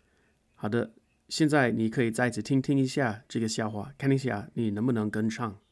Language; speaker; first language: Chinese; non-native, fluent; English